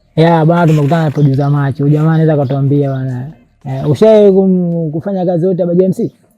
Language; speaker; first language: Swahili; native; Swahili